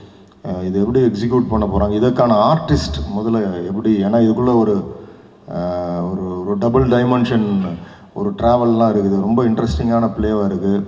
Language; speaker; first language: Tamil; native; Tamil